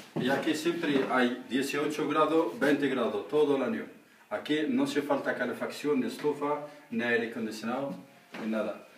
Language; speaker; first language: Spanish; non-native, learner; Riffian